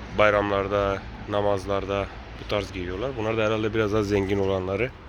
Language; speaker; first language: Turkish; early bilingual, heritage; Turkish